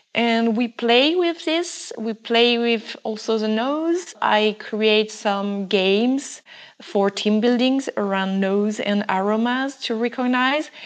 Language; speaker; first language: English; non-native, fluent; French